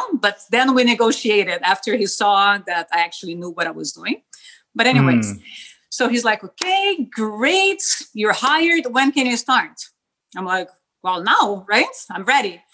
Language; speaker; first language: English; non-native, fluent; Spanish